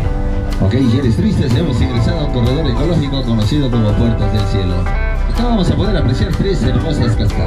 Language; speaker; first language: Spanish; native; Spanish